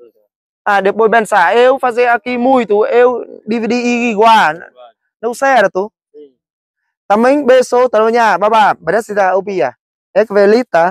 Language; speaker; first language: Portuguese; non-native, learner; Vietnamese